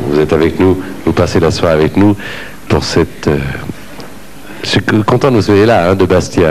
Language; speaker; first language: French; native; French